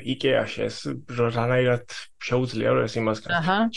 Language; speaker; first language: Georgian; early bilingual, heritage; Swedish